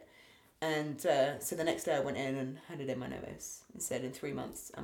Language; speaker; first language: English; native; English